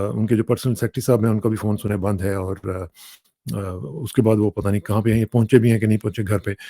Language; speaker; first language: Urdu; native; Urdu